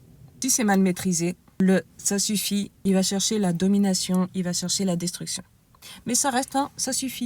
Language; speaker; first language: French; native; French